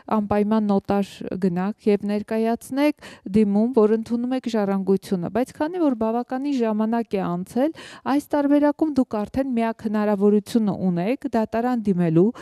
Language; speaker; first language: Armenian; native; Armenian